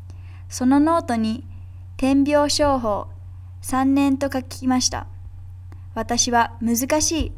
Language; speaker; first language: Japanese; non-native, learner; English